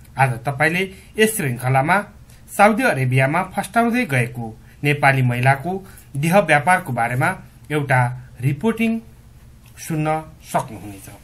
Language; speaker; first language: Nepali; native; Nepali